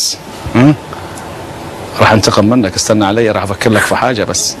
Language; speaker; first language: Arabic; native; Arabic